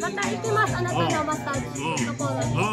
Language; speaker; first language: Japanese; non-native, learner; Filipino